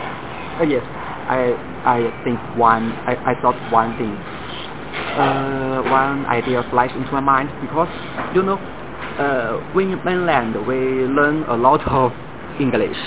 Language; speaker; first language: English; non-native, fluent; Chinese